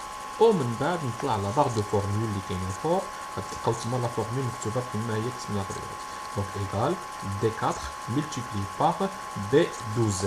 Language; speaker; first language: Arabic; native; Arabic